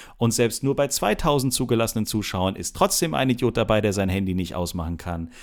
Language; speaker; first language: German; native; German